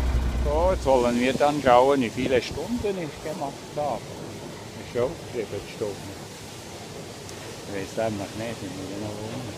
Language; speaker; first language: German; native; German